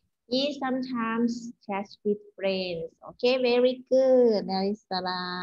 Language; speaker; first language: English; non-native, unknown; Thai